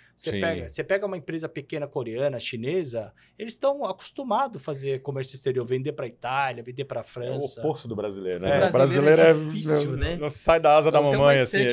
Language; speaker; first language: Portuguese; early bilingual, other home language; Korean